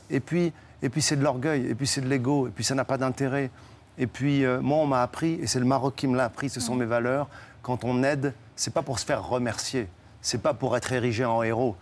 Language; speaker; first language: French; native; French